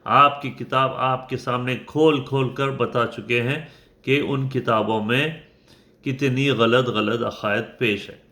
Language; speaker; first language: Urdu; native; Urdu